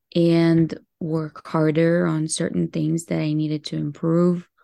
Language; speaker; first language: English; early bilingual, other home language; Hebrew